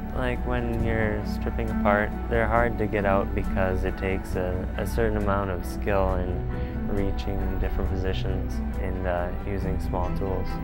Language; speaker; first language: English; native; English